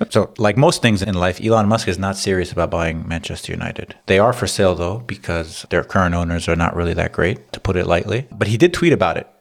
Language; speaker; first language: English; native; English